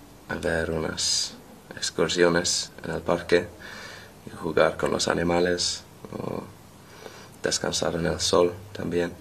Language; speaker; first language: Spanish; non-native, learner; English